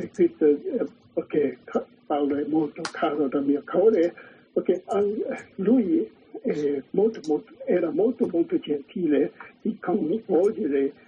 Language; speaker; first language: Italian; non-native, learner; Chinese